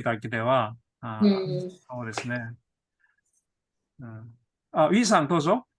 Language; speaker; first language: Japanese; non-native, fluent; Korean